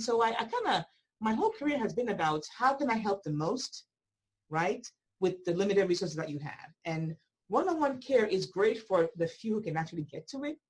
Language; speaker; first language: English; non-native, local second language; Igbo